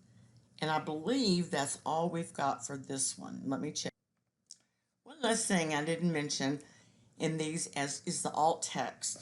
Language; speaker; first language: English; native; English